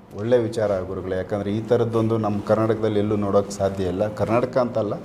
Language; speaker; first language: Kannada; native; Kannada